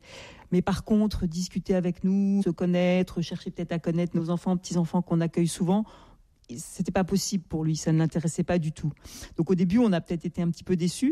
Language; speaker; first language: French; native; French